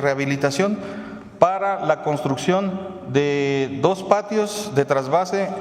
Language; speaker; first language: Spanish; native; Spanish